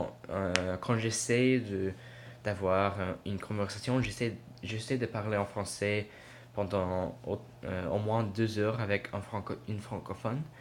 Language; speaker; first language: French; non-native, learner; English